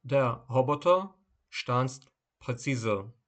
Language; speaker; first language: German; non-native, fluent; Ukrainian